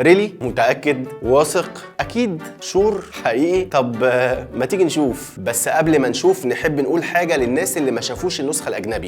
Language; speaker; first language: Arabic; native; Arabic